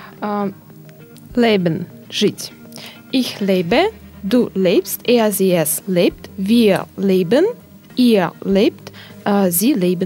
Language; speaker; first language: German; non-native, learner; Russian